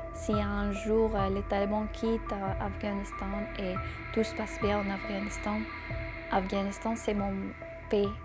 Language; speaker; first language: French; non-native, fluent; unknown